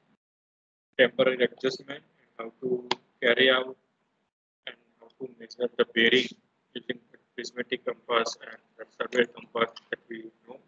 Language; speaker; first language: English; non-native, local second language; Gujarati